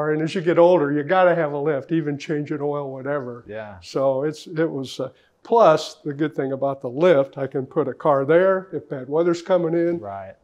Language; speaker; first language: English; native; English